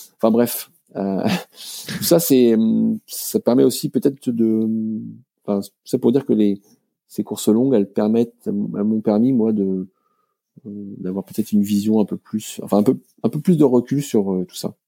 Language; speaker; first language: French; native; French